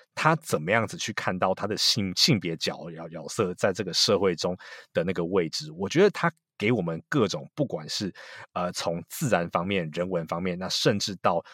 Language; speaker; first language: Chinese; native; Chinese